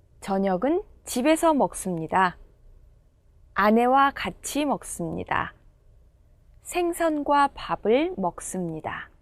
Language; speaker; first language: Korean; non-native, fluent; Indonesian